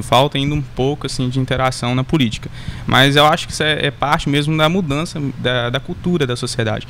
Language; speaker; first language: Portuguese; native; Portuguese